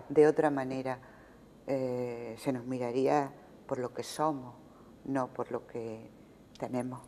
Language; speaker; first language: Spanish; native; Spanish